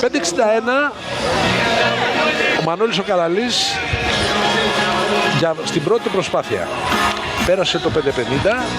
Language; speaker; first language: Greek; native; Greek